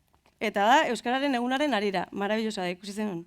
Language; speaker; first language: Basque; native; Basque